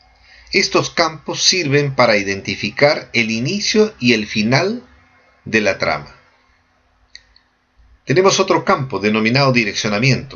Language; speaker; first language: Spanish; native; Spanish